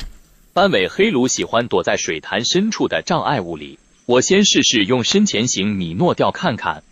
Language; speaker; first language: Chinese; native; Chinese